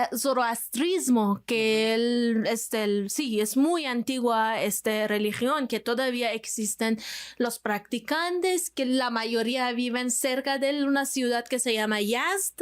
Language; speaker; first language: Spanish; non-native, fluent; Persian